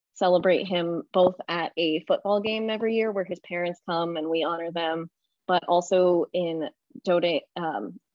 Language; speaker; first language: English; native; English